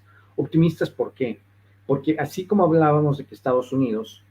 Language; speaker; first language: Spanish; native; Spanish